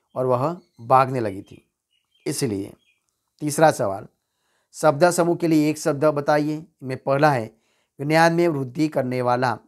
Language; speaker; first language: Hindi; non-native, local second language; Gujarati